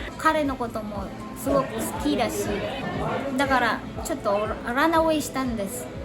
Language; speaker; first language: Japanese; non-native, fluent; Cebuano